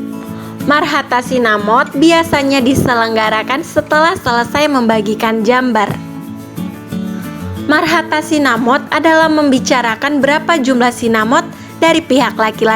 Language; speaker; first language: Indonesian; native; Indonesian